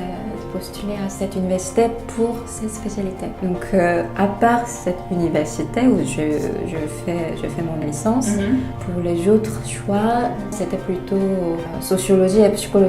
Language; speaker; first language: French; non-native, fluent; Korean